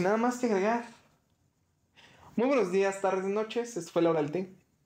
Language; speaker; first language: Spanish; native; Spanish